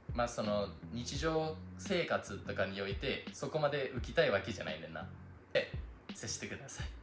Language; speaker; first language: Japanese; non-native, fluent; English